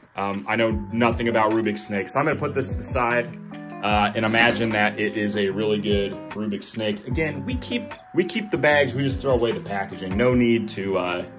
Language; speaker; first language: English; native; English